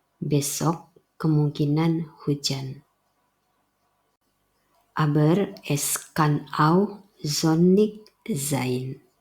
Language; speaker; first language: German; non-native, fluent; Indonesian